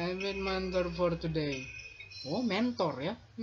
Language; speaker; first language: English; non-native, learner; Indonesian